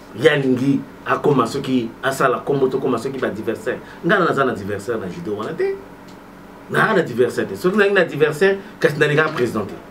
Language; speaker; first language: Lingala; native; Lingala